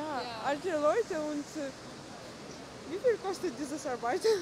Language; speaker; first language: German; non-native, learner; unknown